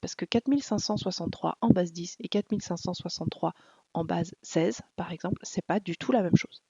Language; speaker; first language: French; native; French